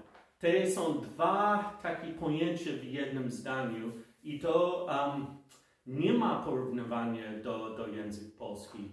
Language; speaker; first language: Polish; non-native, fluent; English